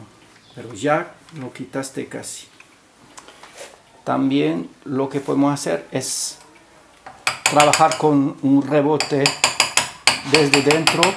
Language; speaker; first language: Spanish; non-native, fluent; French